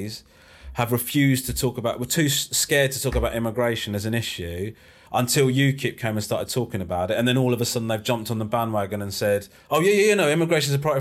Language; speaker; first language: English; native; English